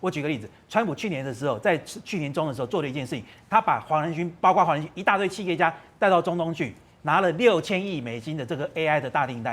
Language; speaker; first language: Chinese; native; Chinese